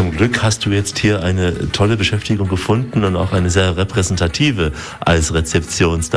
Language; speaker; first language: German; native; German